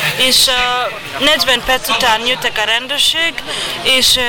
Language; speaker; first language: Hungarian; non-native, learner; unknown